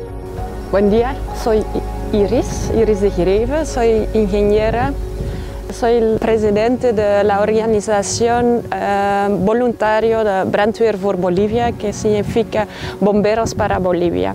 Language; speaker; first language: Spanish; non-native, fluent; Dutch